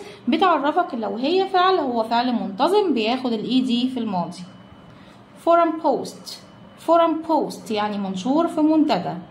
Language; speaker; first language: Arabic; native; Arabic